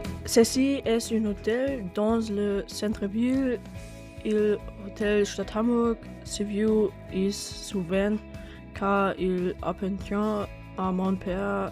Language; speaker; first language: French; non-native, learner; German